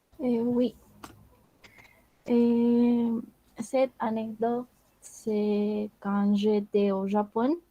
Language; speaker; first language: French; non-native, learner; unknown